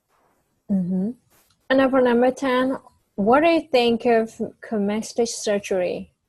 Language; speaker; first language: English; non-native, fluent; Vietnamese